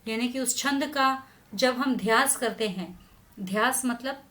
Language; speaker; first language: Hindi; non-native, local second language; Marathi